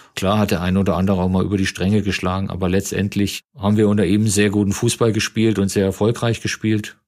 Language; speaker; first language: German; native; German